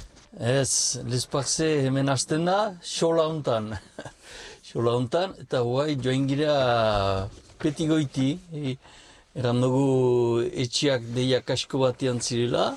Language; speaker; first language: Basque; native; Basque